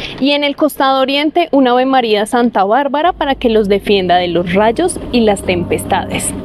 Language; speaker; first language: Spanish; native; Spanish